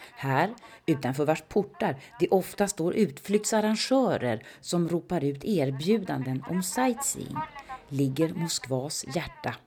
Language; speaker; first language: Swedish; native; Swedish